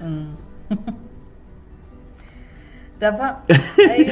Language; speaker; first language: Spanish; native; Spanish